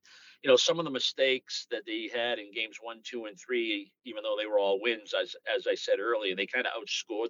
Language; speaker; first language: English; native; English